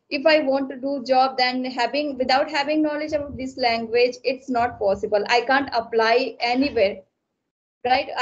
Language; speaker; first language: English; non-native, local second language; Assamese